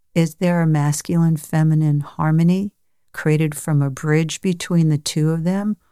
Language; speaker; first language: English; native; English